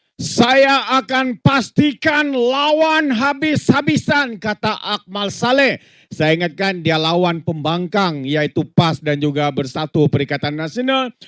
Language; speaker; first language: Malay; native; Malay